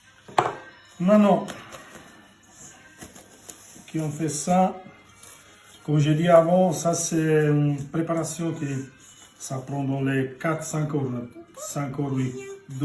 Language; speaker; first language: French; non-native, learner; Italian